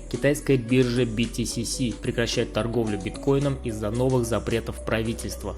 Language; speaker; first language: Russian; native; Russian